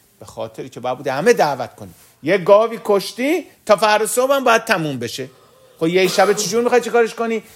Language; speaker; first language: Persian; early bilingual, heritage; Persian